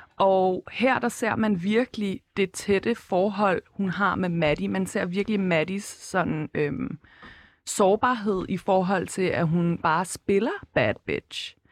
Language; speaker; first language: Danish; native; Danish